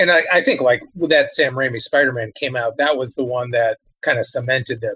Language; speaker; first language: English; native; English